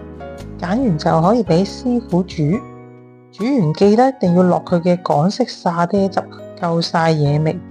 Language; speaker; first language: Chinese; native; Chinese